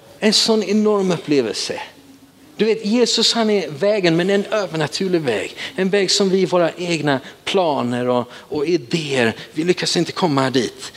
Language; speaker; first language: Swedish; native; Swedish